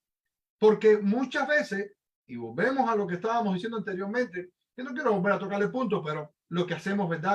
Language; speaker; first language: Spanish; native; Spanish